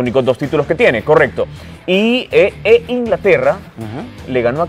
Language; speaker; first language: Spanish; native; Spanish